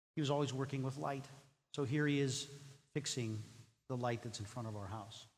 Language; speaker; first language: English; non-native, fluent; Spanish